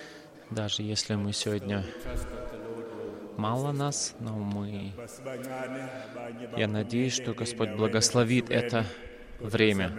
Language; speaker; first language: Russian; non-native, fluent; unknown